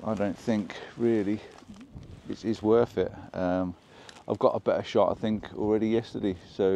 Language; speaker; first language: English; native; English